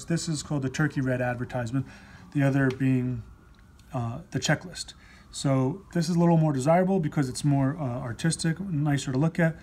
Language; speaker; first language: English; native; English